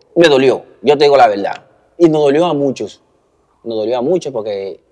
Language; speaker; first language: Spanish; native; Spanish